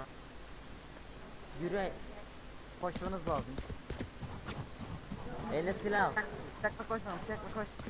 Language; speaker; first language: Turkish; native; Turkish